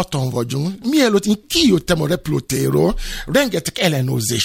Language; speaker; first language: Hungarian; non-native, fluent; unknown